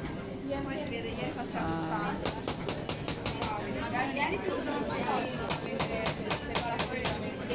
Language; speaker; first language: Italian; non-native, learner; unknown